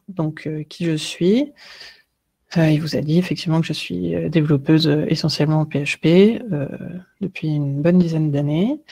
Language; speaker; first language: French; native; French